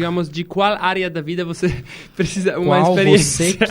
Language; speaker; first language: Portuguese; non-native, fluent; Polish